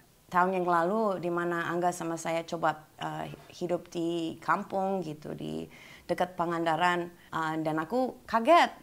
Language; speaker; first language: Indonesian; non-native, fluent; English